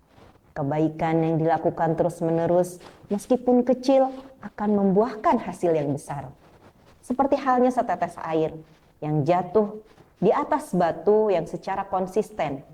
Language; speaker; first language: Indonesian; native; Indonesian